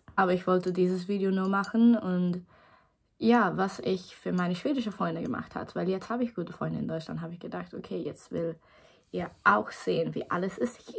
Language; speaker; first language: German; non-native, learner; Swedish